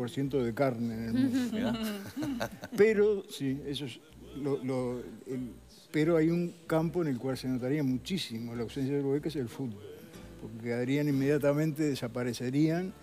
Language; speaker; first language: Spanish; native; Spanish